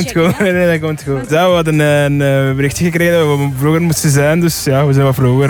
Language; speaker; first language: Dutch; early bilingual, other home language; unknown